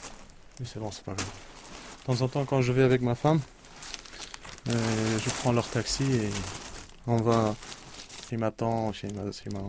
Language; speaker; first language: French; non-native, learner; Persian